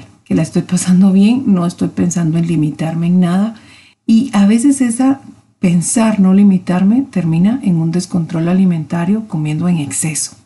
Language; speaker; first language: Spanish; native; Spanish